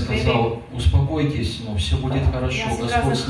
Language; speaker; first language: Russian; native; Russian